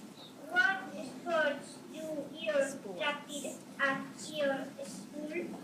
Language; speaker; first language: English; non-native, learner; Spanish